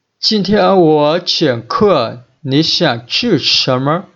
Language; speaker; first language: Chinese; non-native, learner; Vietnamese